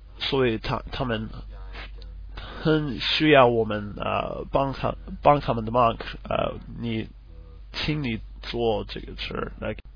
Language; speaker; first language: Chinese; non-native, learner; English